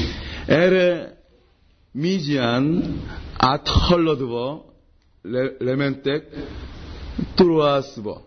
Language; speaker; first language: Hungarian; non-native, learner; Korean